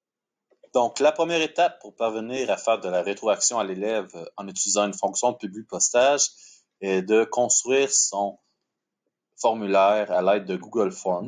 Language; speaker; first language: French; native; French